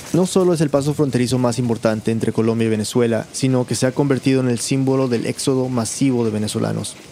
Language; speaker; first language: Spanish; early bilingual, heritage; Spanish